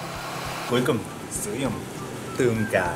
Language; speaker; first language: Vietnamese; non-native, learner; Japanese